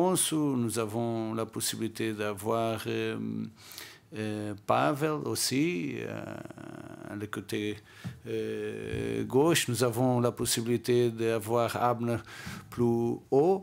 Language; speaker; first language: French; non-native, learner; Portuguese